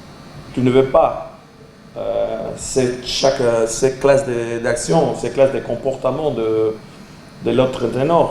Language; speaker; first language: French; non-native, learner; Portuguese